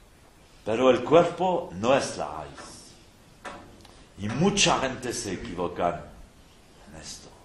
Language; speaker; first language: Spanish; non-native, fluent; French